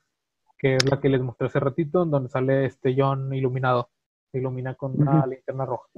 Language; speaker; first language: Spanish; native; Spanish